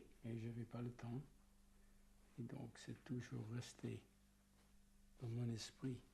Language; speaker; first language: French; non-native, fluent; English